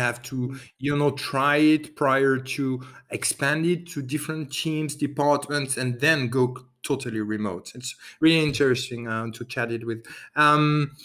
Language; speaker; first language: English; non-native, fluent; French